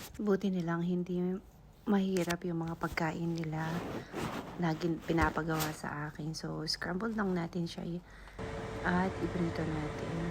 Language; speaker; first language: Filipino; native; Filipino